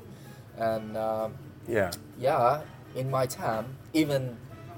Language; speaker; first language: English; non-native, learner; Vietnamese